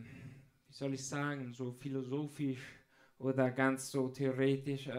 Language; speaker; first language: German; non-native, fluent; Italian